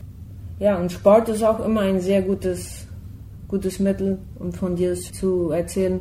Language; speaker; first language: German; non-native, fluent; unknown